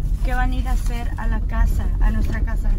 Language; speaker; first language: Spanish; early bilingual, other home language; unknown